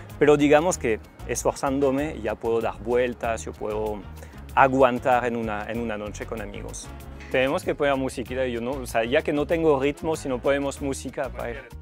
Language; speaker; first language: Spanish; non-native, fluent; French